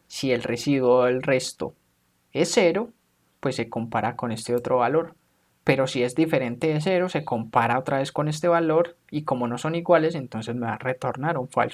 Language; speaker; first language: Spanish; native; Spanish